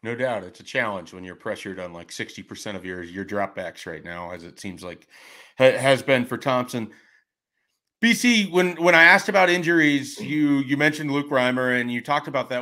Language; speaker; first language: English; native; English